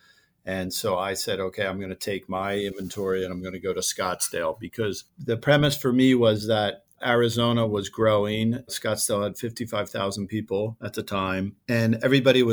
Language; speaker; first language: English; native; English